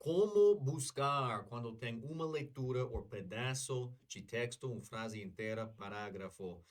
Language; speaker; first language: Portuguese; non-native, learner; English